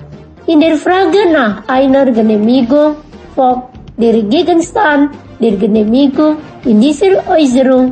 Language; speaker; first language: German; non-native, fluent; Indonesian